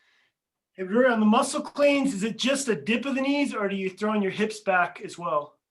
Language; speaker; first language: English; native; English